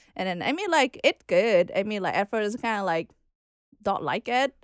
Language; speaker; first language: English; non-native, learner; Thai